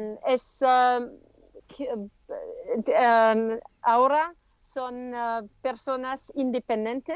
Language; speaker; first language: Spanish; non-native, learner; French